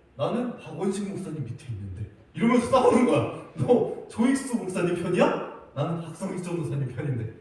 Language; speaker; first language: Korean; native; Korean